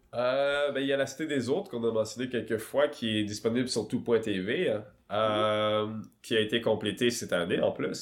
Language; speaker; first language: French; early bilingual, other home language; Swahili